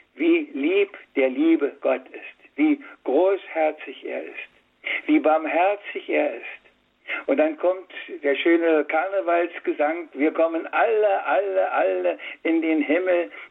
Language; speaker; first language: German; native; German